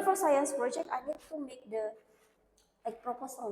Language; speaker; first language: English; non-native, learner; Indonesian